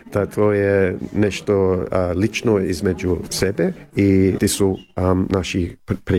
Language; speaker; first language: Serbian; early bilingual, heritage; Serbian